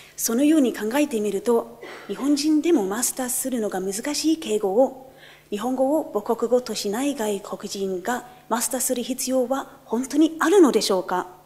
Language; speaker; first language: Japanese; non-native, fluent; English